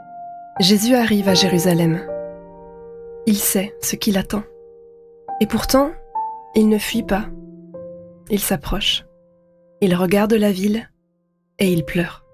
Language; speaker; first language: French; native; French